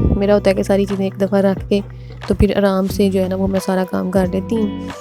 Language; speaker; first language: Urdu; native; Urdu